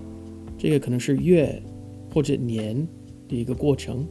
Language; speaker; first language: Chinese; non-native, fluent; English